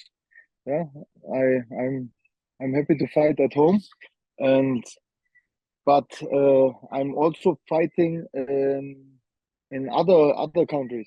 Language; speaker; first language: English; non-native, learner; German